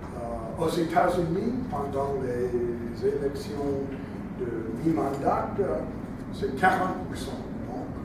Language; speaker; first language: French; non-native, fluent; English